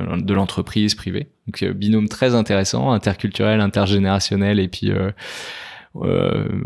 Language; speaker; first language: French; native; French